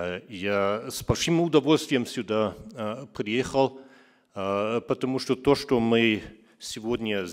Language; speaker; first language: Russian; non-native, fluent; German